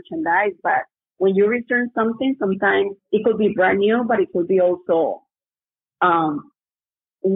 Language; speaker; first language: English; non-native, fluent; Spanish